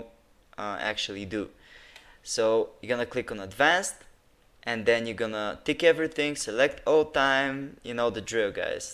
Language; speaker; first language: English; non-native, fluent; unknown